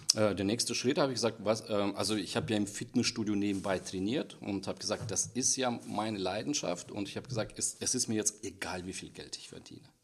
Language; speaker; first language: German; non-native, fluent; Russian